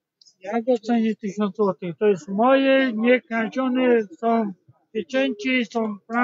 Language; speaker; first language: Polish; non-native, learner; Ukrainian